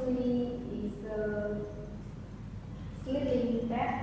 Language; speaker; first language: English; non-native, learner; Vietnamese